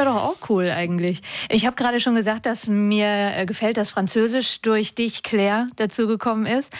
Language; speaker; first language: German; native; German